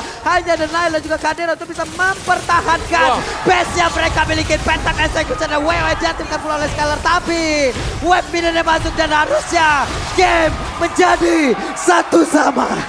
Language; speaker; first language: Indonesian; native; Indonesian